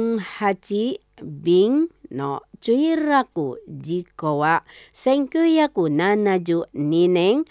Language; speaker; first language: Japanese; non-native, fluent; Indonesian